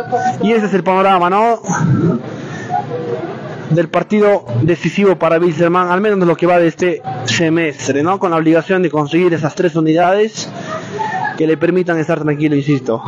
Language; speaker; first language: Spanish; native; Spanish